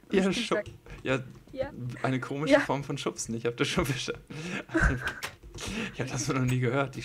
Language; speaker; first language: German; native; German